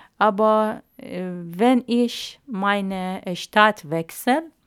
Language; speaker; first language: German; non-native, learner; Arabic